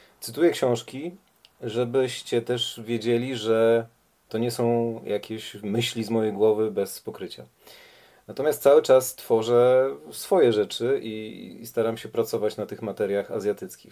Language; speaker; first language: Polish; native; Polish